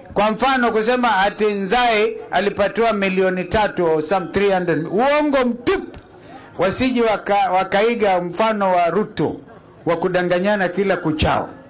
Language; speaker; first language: Swahili; non-native, local second language; Kamba